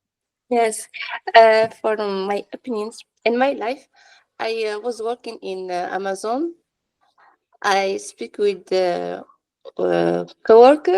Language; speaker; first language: English; non-native, learner; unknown